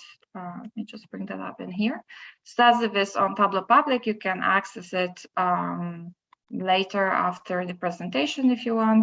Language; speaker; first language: English; non-native, fluent; Polish